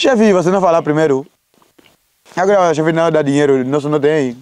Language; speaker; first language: Portuguese; non-native, learner; Vietnamese